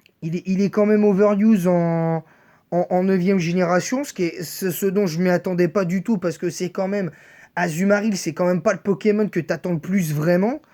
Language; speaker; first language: French; native; French